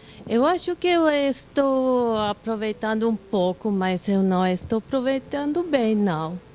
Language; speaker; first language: Portuguese; non-native, learner; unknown